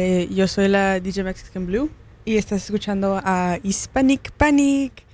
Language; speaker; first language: Spanish; early bilingual, heritage; Spanish